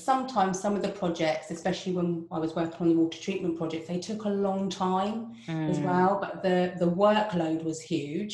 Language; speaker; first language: English; native; English